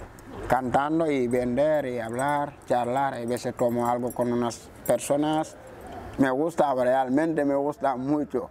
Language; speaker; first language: Spanish; non-native, fluent; Wolof